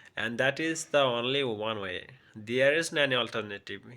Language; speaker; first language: English; non-native, local second language; Bangla